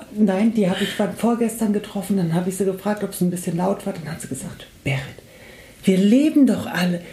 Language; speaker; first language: German; native; German